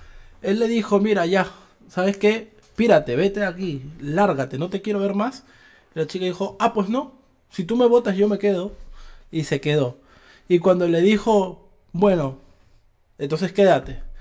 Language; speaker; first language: Spanish; native; Spanish